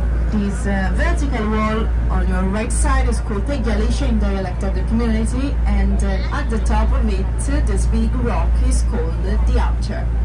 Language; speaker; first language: English; non-native, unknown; Italian